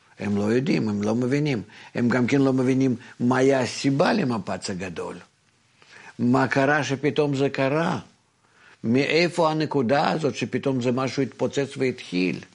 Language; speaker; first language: Hebrew; non-native, fluent; Russian